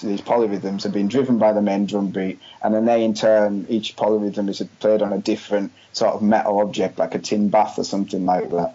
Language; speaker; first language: English; native; English